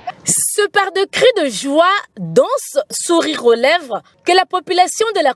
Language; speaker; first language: French; native; French